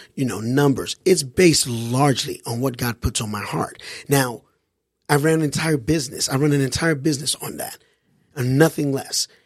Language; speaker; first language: English; early bilingual, other home language; Haitian Creole